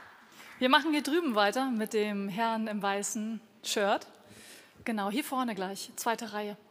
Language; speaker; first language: German; native; German